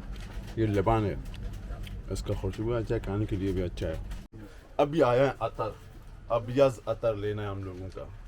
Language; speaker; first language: Hindi; non-native, local second language; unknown